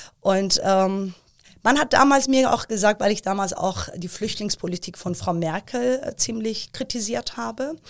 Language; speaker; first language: German; early bilingual, other home language; Persian